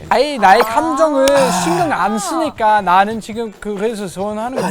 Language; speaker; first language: Korean; non-native, fluent; German